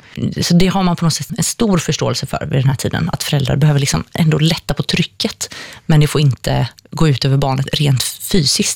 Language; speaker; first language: Swedish; native; Swedish